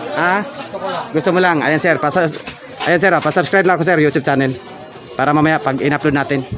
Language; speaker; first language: Filipino; non-native, local second language; Cebuano